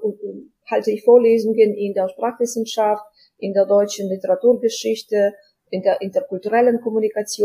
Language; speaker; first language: German; non-native, fluent; Ukrainian